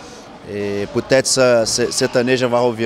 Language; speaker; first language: French; non-native, learner; Portuguese